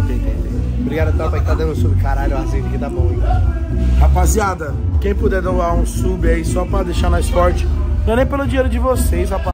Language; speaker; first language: Portuguese; native; Portuguese